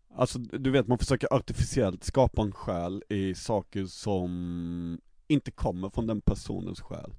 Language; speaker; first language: Swedish; native; Swedish